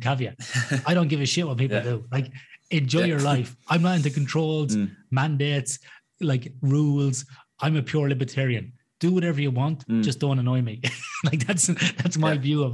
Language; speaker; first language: English; native; English